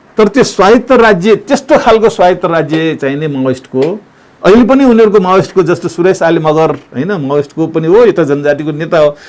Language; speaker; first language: Nepali; non-native, local second language; Newari